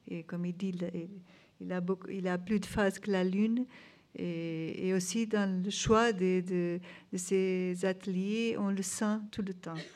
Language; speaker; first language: French; non-native, fluent; Portuguese